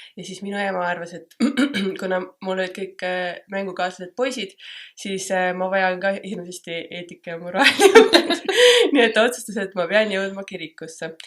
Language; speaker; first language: Estonian; native; Estonian